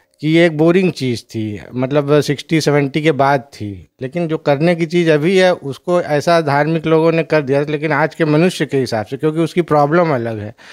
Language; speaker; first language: Hindi; native; Hindi